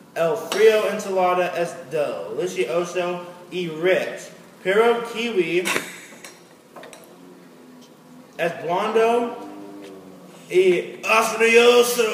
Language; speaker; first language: Spanish; non-native, learner; English